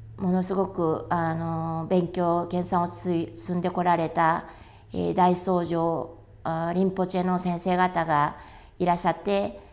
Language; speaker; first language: Japanese; native; Japanese